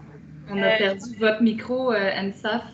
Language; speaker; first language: French; native; French